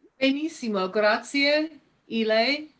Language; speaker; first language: Italian; non-native, learner; English